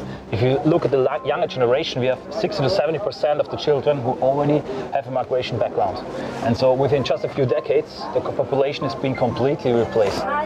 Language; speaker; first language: English; non-native, fluent; German